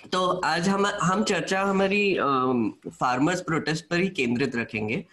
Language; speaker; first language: Hindi; non-native, local second language; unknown